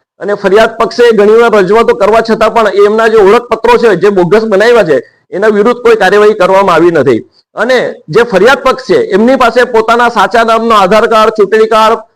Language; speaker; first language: Gujarati; native; Gujarati